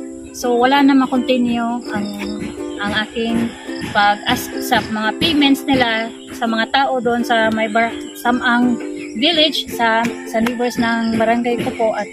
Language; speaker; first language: Filipino; non-native, local second language; Cebuano